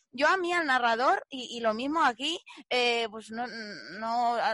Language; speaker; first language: Spanish; native; Spanish